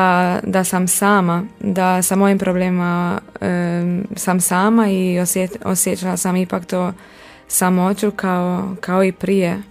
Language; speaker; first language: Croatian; non-native, local second language; Hungarian